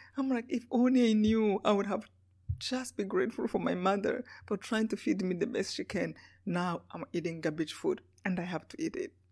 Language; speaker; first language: English; non-native, local second language; Kinyarwanda